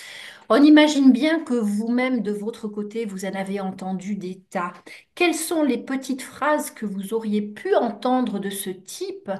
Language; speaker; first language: French; native; French